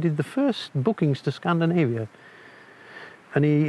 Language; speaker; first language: English; native; English